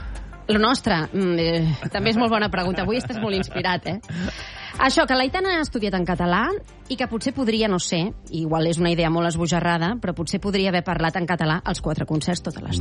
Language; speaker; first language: Catalan; native; Catalan